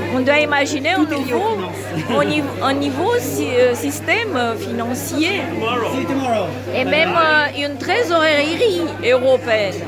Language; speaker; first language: French; non-native, fluent; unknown